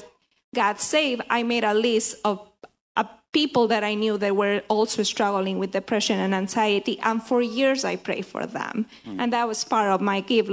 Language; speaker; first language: English; non-native, fluent; Spanish